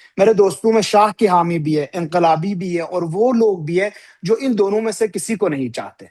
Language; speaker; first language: Urdu; non-native, local second language; Balti